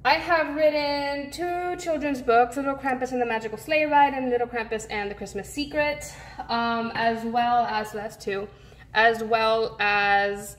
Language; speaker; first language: English; native; English